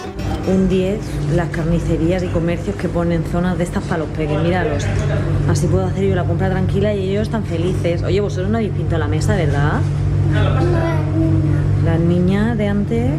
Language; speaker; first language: Spanish; native; Spanish